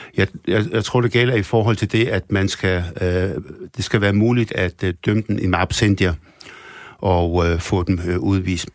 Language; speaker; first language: Danish; early bilingual, other home language; Arabic